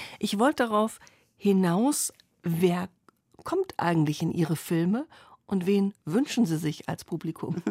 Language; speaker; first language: German; native; German